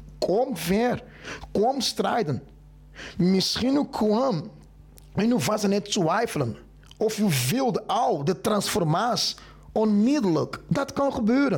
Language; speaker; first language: Dutch; non-native, fluent; Portuguese